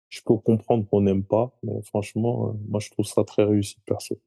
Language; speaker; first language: French; native; French